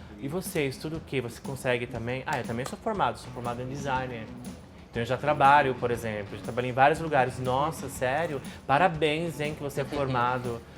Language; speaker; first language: Portuguese; non-native, local second language; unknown